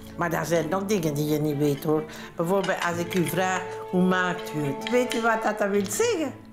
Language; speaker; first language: Dutch; non-native, local second language; French